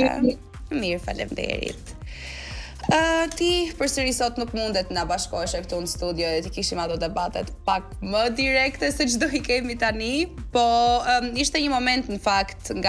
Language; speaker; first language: Albanian; native; Albanian